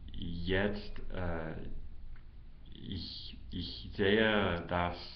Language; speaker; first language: German; non-native, learner; English